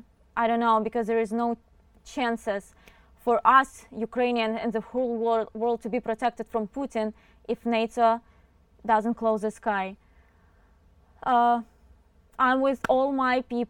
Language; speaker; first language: English; non-native, fluent; Ukrainian